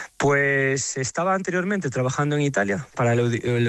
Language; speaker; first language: Spanish; native; Spanish